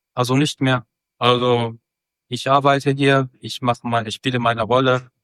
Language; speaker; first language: German; non-native, fluent; Arabic